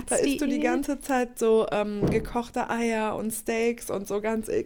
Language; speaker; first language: German; native; German